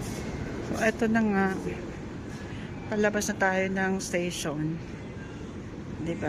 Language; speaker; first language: Filipino; native; Filipino